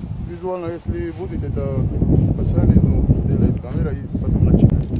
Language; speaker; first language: Russian; non-native, learner; Georgian